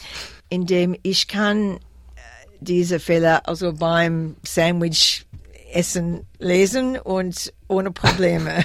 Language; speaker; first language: German; non-native, fluent; English